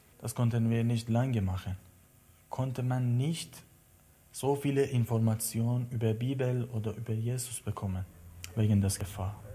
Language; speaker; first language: German; non-native, learner; Persian